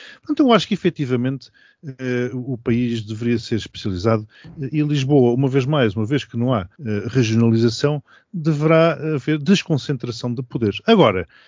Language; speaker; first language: Portuguese; native; Portuguese